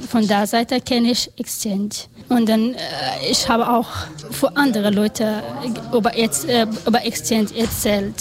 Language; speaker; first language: German; non-native, learner; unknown